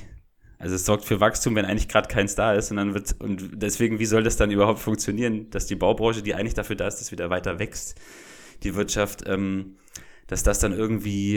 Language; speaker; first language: German; native; German